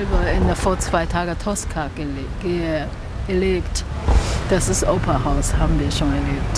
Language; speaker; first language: German; non-native, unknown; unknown